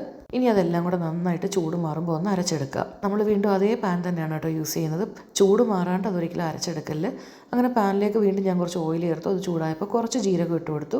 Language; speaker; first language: Malayalam; native; Malayalam